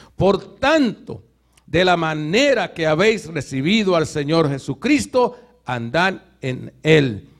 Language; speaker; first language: Spanish; native; Spanish